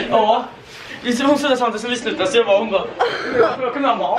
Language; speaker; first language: Swedish; native; Swedish